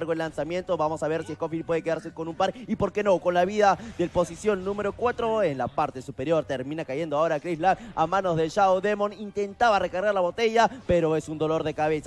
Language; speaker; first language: Spanish; native; Spanish